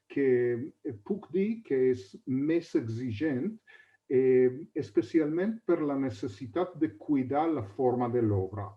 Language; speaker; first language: Catalan; non-native, fluent; Hebrew